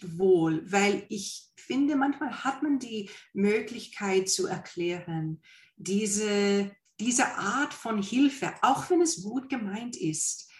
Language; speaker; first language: German; non-native, fluent; English